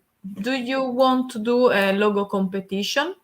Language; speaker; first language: English; non-native, learner; Italian